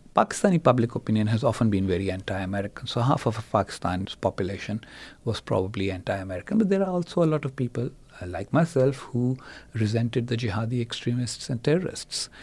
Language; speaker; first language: English; non-native, local second language; Urdu